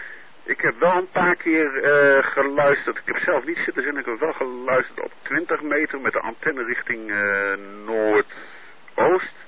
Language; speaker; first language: Dutch; native; Dutch